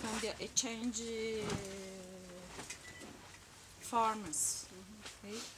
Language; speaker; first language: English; non-native, learner; Portuguese